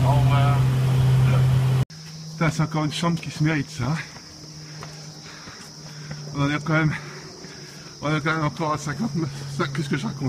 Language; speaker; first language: French; native; French